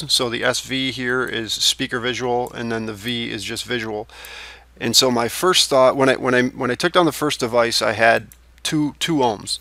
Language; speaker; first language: English; native; English